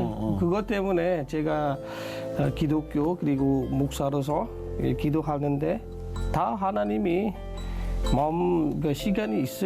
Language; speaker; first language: Korean; non-native, learner; S'gaw Karen